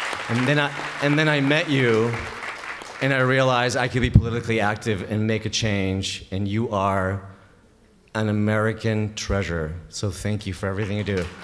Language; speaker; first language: English; early bilingual, other home language; Spanish